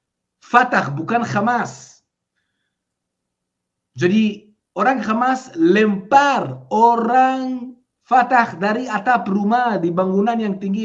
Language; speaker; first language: Indonesian; non-native, fluent; Hebrew